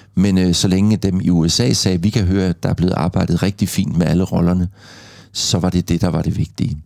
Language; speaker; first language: Danish; native; Danish